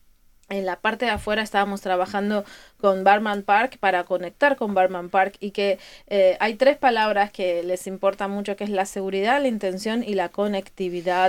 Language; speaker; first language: Spanish; native; Spanish